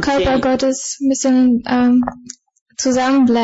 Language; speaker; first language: German; non-native, fluent; Bulgarian